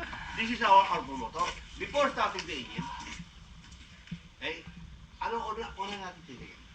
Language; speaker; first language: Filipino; native; Filipino